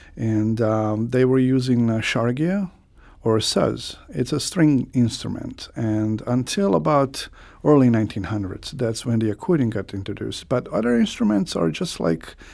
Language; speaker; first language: English; non-native, fluent; Croatian